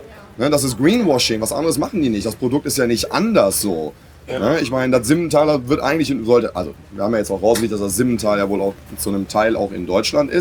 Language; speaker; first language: German; native; German